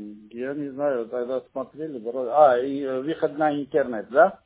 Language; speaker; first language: Russian; non-native, local second language; Armenian